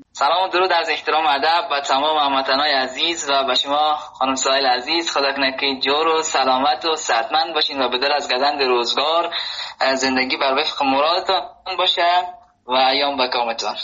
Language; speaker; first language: Persian; native; Persian